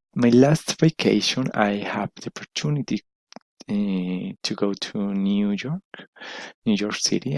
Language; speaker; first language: English; non-native, learner; Spanish